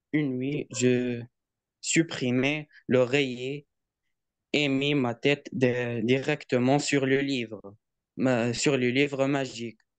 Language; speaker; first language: French; non-native, learner; Arabic